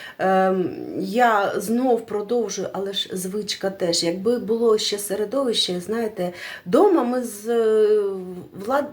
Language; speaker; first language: Ukrainian; non-native, local second language; Russian